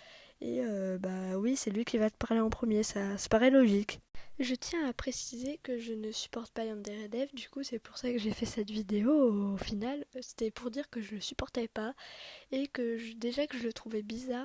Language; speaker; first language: French; native; French